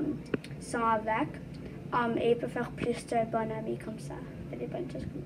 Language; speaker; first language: French; non-native, learner; English